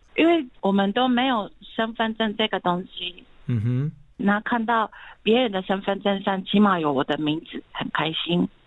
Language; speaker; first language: Chinese; non-native, fluent; Japanese